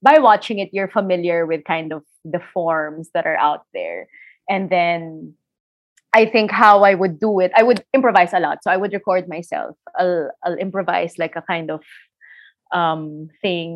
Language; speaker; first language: English; non-native, local second language; Filipino